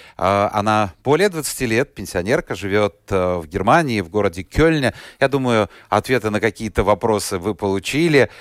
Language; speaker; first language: Russian; native; Russian